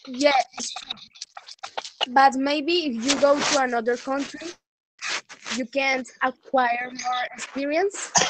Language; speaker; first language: English; non-native, learner; Spanish